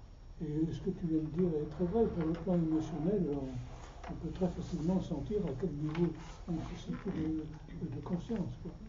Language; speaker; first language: French; non-native, fluent; German